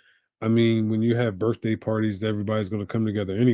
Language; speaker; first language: English; native; English